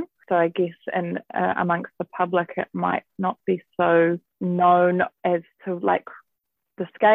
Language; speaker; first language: English; native; English